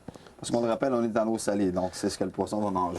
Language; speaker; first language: French; native; French